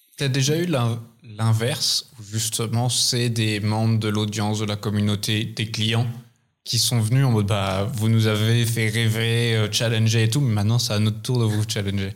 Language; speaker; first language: French; native; French